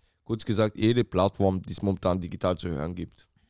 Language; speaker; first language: German; native; German